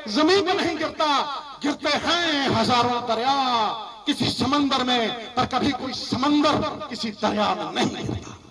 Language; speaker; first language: Hindi; non-native, local second language; Punjabi